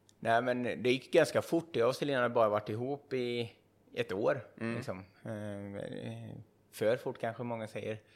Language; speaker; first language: Swedish; native; Swedish